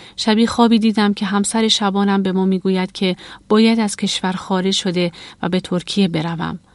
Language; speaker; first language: Persian; native; Persian